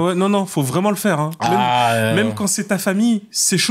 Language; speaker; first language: French; native; French